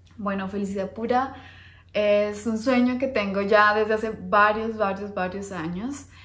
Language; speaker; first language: Spanish; native; Spanish